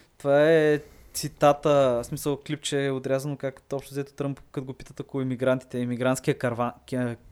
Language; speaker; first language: Bulgarian; native; Bulgarian